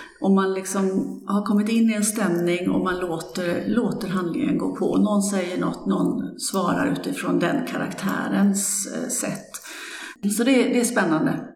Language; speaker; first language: Swedish; native; Swedish